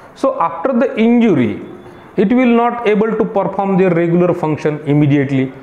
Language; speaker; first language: English; non-native, local second language; Marathi